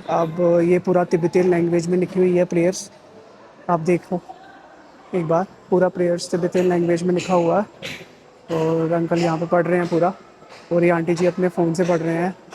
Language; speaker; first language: Hindi; native; Hindi